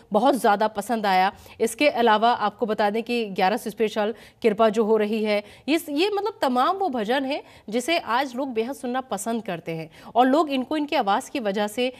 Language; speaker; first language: Hindi; native; Hindi